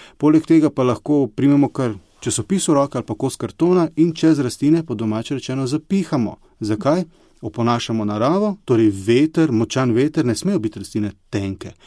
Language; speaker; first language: Slovenian; early bilingual, other home language; Bosnian